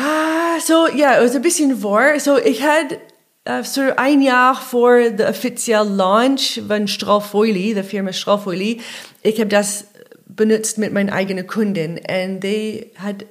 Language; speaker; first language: German; non-native, learner; English